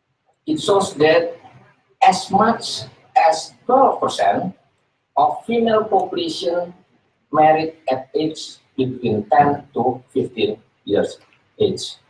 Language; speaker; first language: English; non-native, fluent; Indonesian